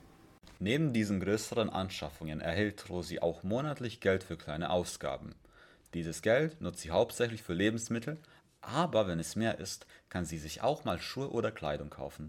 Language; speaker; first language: German; native; German